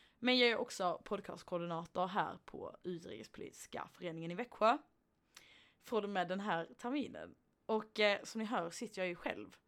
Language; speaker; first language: Swedish; native; Swedish